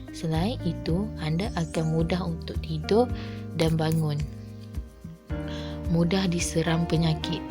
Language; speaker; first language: Malay; native; Malay